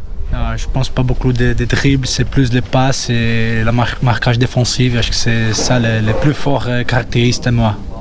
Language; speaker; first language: French; non-native, fluent; Portuguese